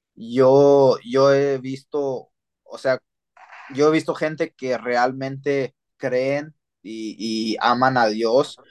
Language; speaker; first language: Spanish; early bilingual, heritage; Spanish